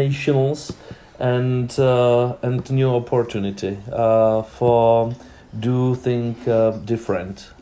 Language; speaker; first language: English; non-native, learner; Czech